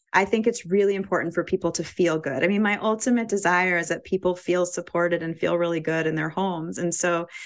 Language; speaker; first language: English; native; English